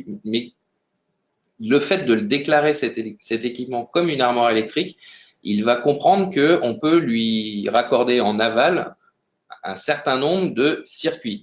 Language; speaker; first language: French; native; French